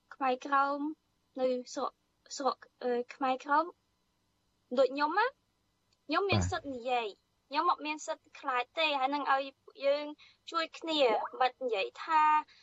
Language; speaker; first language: Khmer; early bilingual, heritage; Khmer